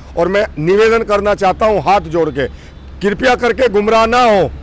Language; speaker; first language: Hindi; native; Hindi